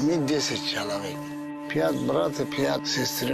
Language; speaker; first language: Russian; non-native, learner; Tajik